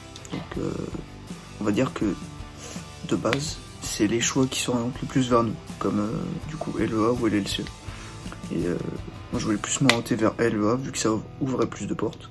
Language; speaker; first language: French; native; French